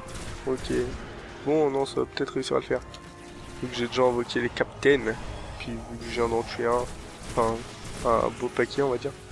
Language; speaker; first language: French; native; French